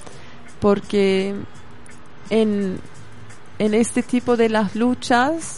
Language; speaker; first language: Spanish; non-native, fluent; Kurdish